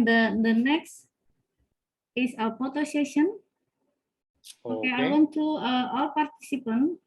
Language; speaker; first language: English; non-native, fluent; Indonesian